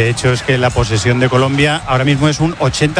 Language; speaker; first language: Spanish; native; Spanish